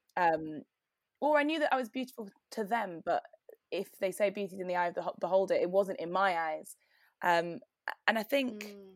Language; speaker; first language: English; native; English